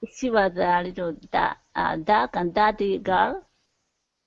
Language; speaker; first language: English; non-native, learner; Japanese